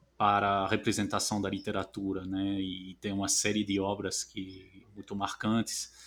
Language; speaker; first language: Portuguese; non-native, fluent; French